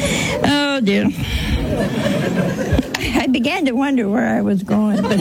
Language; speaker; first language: English; native; English